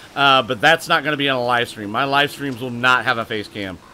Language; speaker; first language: English; native; English